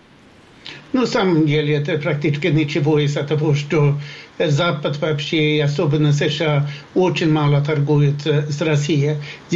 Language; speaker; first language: Russian; non-native, fluent; Swedish